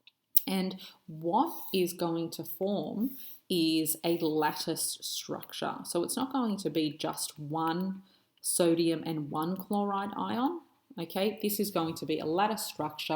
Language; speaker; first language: English; native; English